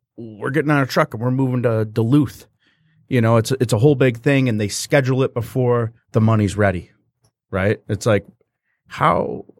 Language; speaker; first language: English; native; English